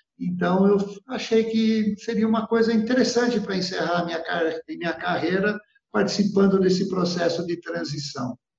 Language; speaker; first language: Portuguese; early bilingual, other home language; Italian